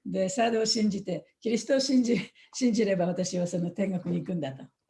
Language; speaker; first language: Japanese; native; Japanese